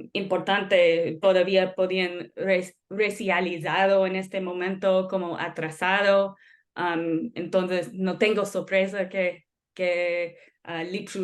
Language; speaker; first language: Spanish; non-native, fluent; English